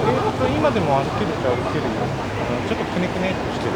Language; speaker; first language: Japanese; native; Japanese